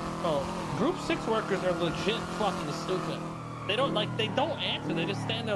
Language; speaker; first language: English; native; English